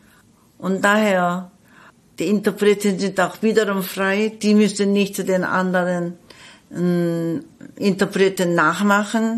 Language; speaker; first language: German; non-native, fluent; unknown